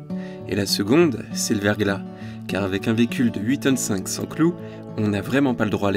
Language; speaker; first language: French; native; French